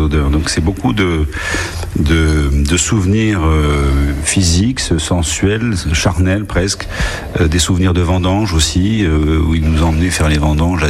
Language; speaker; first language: French; native; French